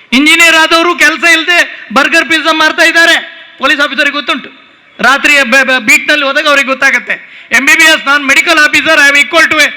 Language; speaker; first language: Kannada; non-native, local second language; Tulu